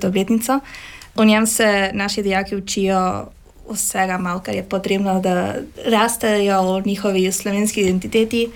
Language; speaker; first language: Slovenian; early bilingual, heritage; Slovenian